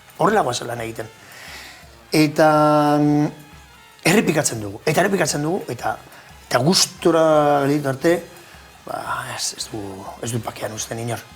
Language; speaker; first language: Basque; non-native, local second language; Spanish